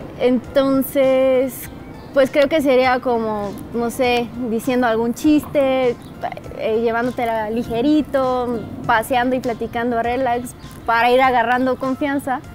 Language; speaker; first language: Spanish; non-native, fluent; Bulgarian